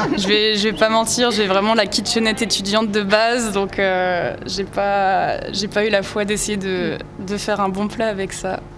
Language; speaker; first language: French; native; French